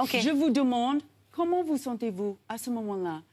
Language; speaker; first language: French; non-native, learner; English